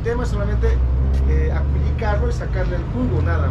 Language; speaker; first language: Spanish; native; Spanish